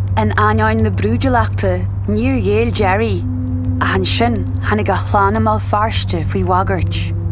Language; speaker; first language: Irish; native; Irish